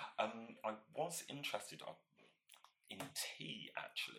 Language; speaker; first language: English; native; English